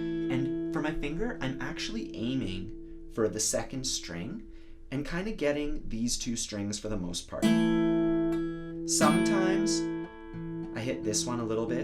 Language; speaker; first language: English; native; English